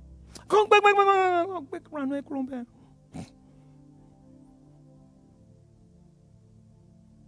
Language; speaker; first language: English; non-native, local second language; Yoruba